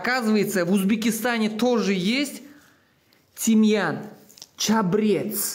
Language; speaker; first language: Russian; non-native, local second language; Uzbek